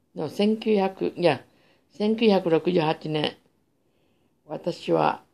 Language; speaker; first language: Japanese; native; Japanese